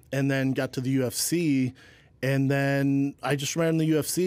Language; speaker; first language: English; native; English